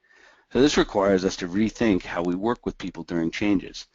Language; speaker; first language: English; native; English